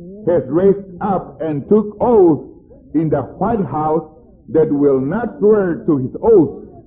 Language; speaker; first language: English; non-native, fluent; Spanish